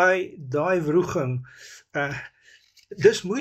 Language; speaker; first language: Afrikaans; native; Afrikaans